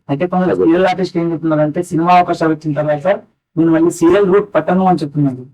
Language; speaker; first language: Telugu; native; Telugu